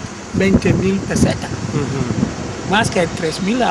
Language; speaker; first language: Spanish; non-native, learner; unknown